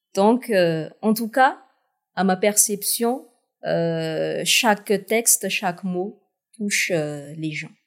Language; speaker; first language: French; non-native, local second language; Malagasy